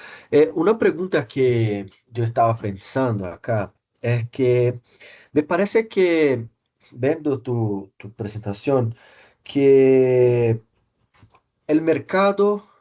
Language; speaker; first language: Spanish; non-native, fluent; Portuguese